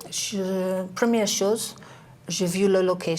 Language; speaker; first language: French; non-native, learner; English